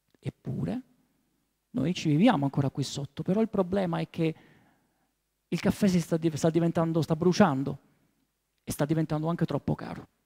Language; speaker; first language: Italian; native; Italian